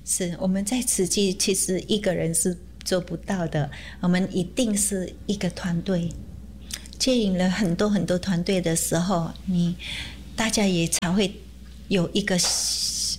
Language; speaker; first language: Chinese; non-native, fluent; Indonesian